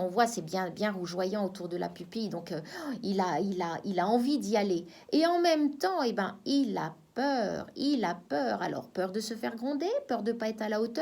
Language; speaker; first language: French; native; French